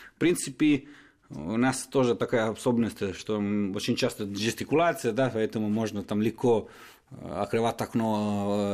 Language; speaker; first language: Russian; non-native, fluent; Italian